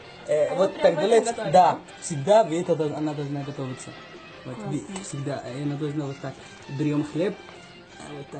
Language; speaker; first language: Russian; non-native, learner; Arabic